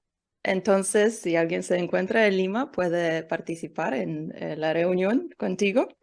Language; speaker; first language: Spanish; non-native, learner; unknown